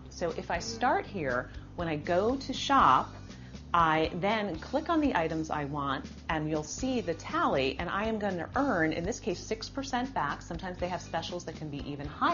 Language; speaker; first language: English; native; English